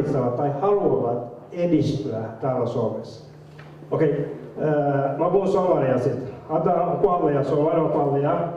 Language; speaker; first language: Finnish; non-native, fluent; Somali